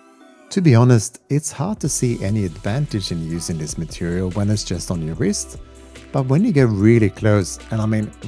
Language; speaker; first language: English; native; English